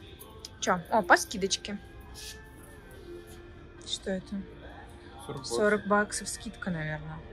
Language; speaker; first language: Russian; native; Russian